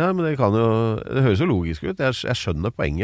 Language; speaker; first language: Norwegian; native; Norwegian